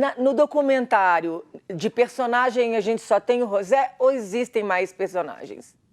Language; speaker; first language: Portuguese; native; Portuguese